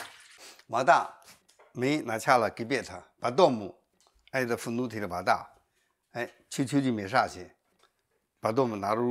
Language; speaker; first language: Russian; non-native, learner; Chinese